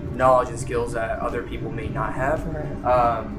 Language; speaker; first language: English; native; English